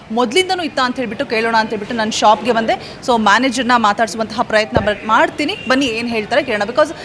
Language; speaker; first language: Kannada; native; Kannada